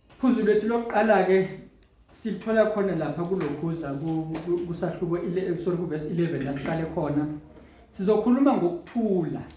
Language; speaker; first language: Zulu; native; Zulu